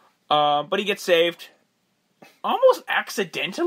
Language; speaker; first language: English; native; English